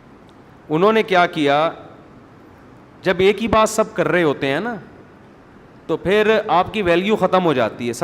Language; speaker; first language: Urdu; native; Urdu